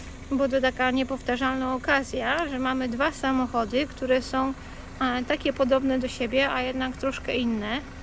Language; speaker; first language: Polish; native; Polish